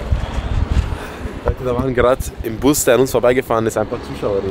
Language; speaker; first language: German; early bilingual, other home language; Persian